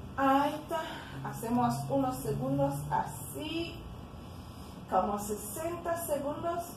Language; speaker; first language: Spanish; non-native, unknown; Haitian Creole